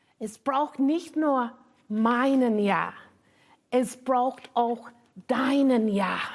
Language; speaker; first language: German; non-native, fluent; English